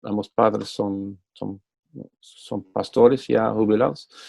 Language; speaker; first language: Spanish; non-native, fluent; English